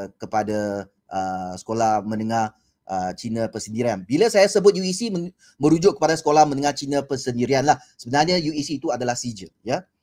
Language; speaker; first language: Malay; non-native, local second language; Chinese